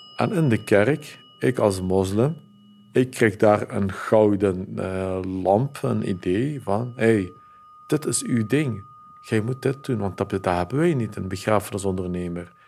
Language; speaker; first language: Dutch; early bilingual, other home language; Turkish